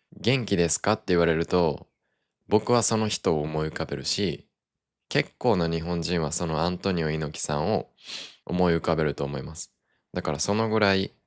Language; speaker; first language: Japanese; native; Japanese